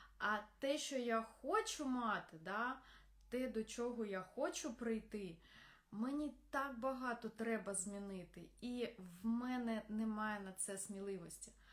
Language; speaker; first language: Ukrainian; non-native, local second language; Russian